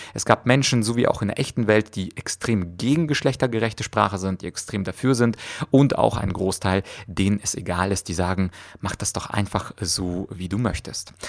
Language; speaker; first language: German; early bilingual, other home language; Russian